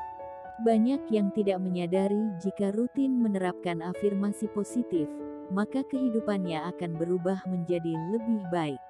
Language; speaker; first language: Indonesian; native; Indonesian